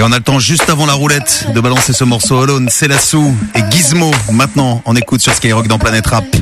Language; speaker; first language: French; native; French